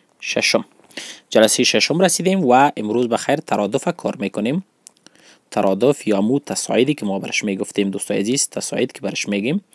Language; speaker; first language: Persian; non-native, local second language; Pashto